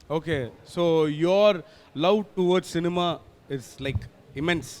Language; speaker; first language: English; non-native, local second language; Tamil